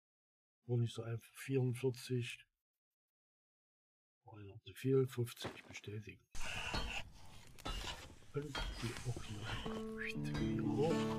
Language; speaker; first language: German; native; German